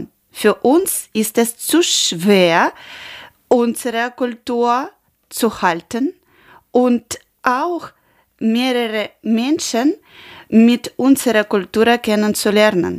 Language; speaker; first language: German; non-native, learner; Ukrainian